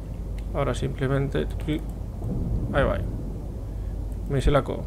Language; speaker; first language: Spanish; native; Spanish